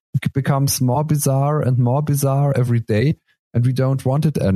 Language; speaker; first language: English; non-native, fluent; German